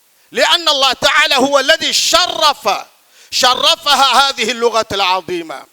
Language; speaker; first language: Arabic; non-native, fluent; Urdu